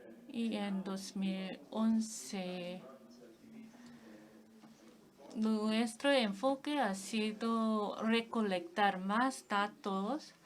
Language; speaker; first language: Spanish; non-native, fluent; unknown